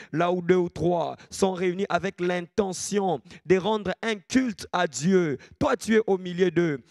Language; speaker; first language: French; non-native, local second language; Lingala